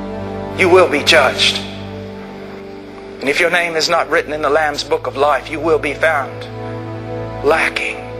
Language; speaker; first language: English; native; English